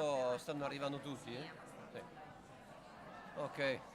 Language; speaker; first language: Italian; non-native, fluent; Spanish